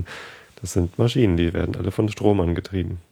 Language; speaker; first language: German; native; German